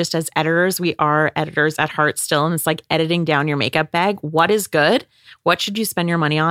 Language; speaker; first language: English; native; English